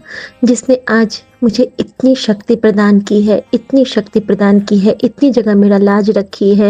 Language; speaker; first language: Hindi; native; Hindi